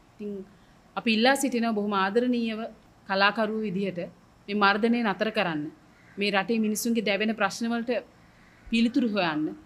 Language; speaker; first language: Sinhala; native; Sinhala